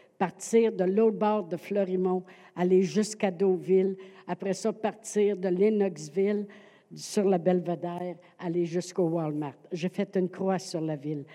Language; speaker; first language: French; native; French